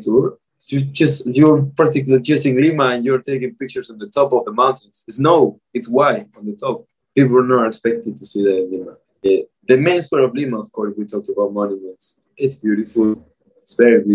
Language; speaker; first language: English; non-native, fluent; Spanish